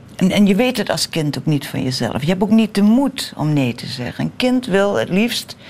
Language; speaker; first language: Dutch; native; Dutch